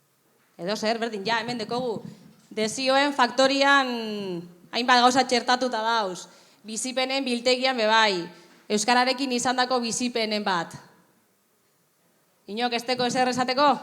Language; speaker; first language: Basque; native; Basque